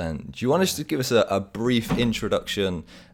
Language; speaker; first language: English; native; English